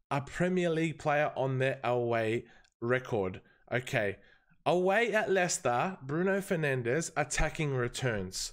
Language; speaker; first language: English; native; English